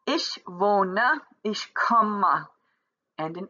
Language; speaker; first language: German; non-native, fluent; English